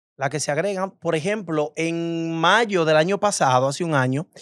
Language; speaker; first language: Spanish; native; Spanish